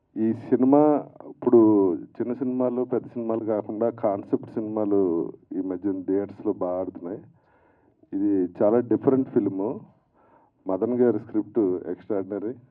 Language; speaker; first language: Telugu; native; Telugu